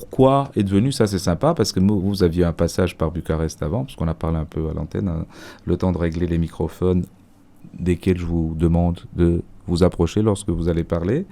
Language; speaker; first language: French; native; French